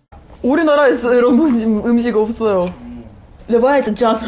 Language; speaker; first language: Korean; non-native, learner; Russian